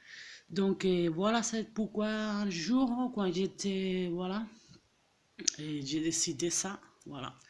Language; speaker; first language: French; non-native, fluent; Catalan